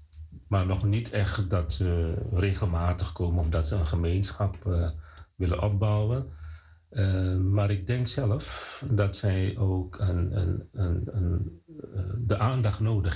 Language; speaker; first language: Dutch; non-native, fluent; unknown